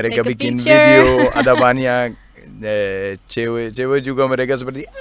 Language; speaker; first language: Indonesian; non-native, learner; Danish